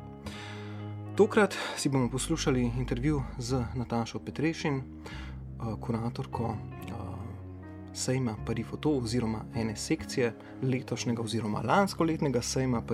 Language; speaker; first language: Slovenian; native; Slovenian